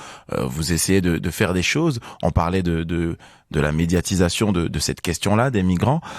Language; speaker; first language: French; native; French